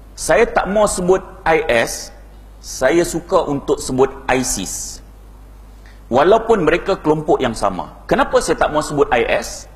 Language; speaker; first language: Malay; native; Malay